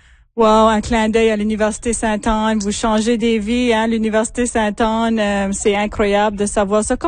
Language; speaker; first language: French; native; French